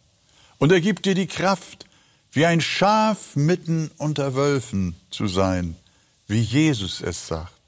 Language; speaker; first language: German; native; German